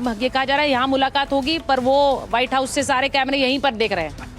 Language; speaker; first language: Hindi; native; Hindi